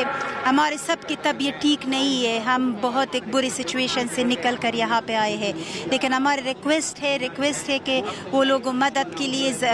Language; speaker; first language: Hindi; non-native, fluent; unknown